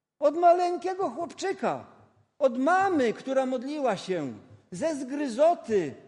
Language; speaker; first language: Polish; non-native, local second language; Kashubian